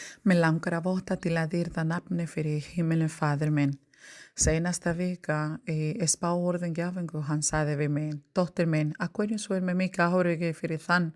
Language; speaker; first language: Icelandic; non-native, learner; Spanish